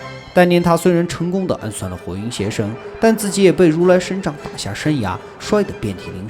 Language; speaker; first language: Chinese; native; Chinese